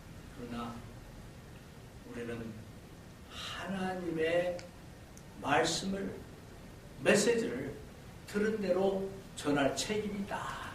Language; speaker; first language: Korean; native; Korean